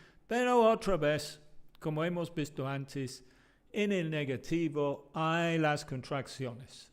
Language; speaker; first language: Spanish; non-native, fluent; English